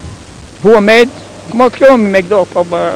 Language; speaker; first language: Hebrew; non-native, fluent; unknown